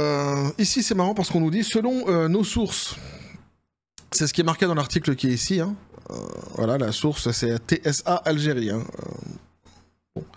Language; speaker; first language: French; native; French